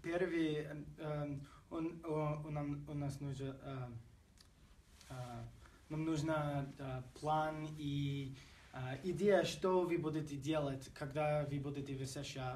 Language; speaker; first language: Russian; non-native, learner; English